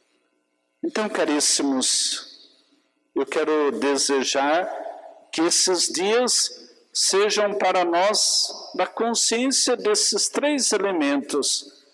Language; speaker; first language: Portuguese; native; Portuguese